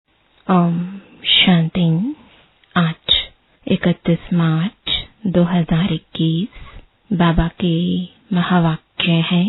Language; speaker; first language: Hindi; native; Hindi